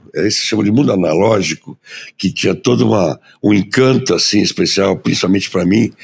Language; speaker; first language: Portuguese; early bilingual, other home language; German